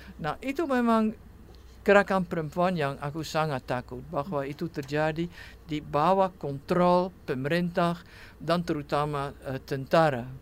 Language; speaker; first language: Indonesian; non-native, fluent; Dutch